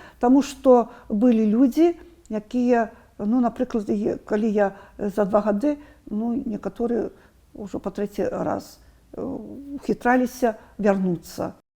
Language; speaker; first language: Belarusian; non-native, local second language; Russian